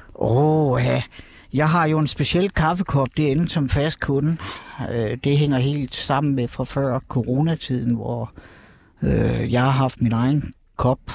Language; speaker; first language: Danish; native; Danish